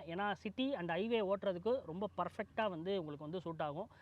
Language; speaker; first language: Tamil; native; Tamil